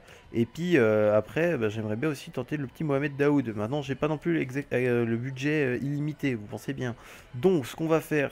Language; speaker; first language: French; native; French